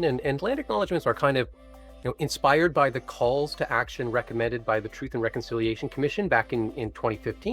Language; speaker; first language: English; native; English